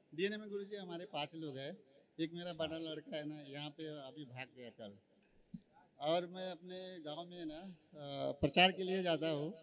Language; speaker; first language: Hindi; native; Hindi